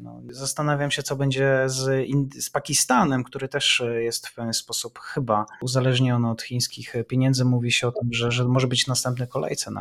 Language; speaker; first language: Polish; native; Polish